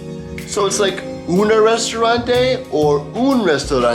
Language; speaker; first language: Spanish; non-native, learner; English